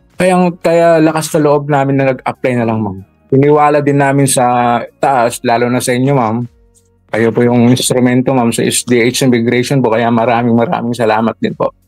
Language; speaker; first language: Filipino; non-native, local second language; Iloko